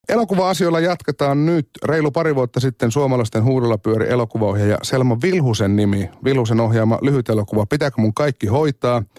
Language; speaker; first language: Finnish; native; Finnish